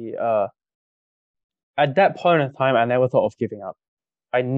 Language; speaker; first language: English; non-native, local second language; Cantonese